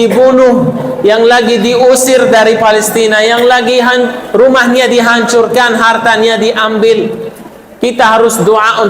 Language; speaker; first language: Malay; non-native, fluent; Arabic